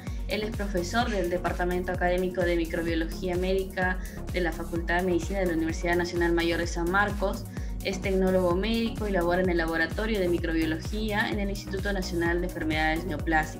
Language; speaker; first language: Spanish; native; Spanish